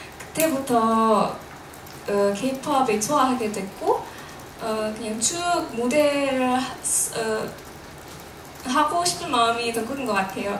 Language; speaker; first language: Korean; non-native, fluent; Indonesian